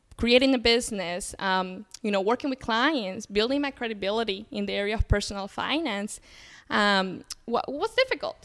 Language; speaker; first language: English; native; English